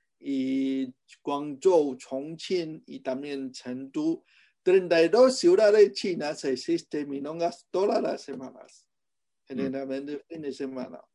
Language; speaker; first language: Spanish; non-native, fluent; Chinese